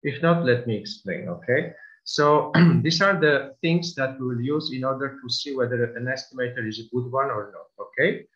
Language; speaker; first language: English; non-native, fluent; Armenian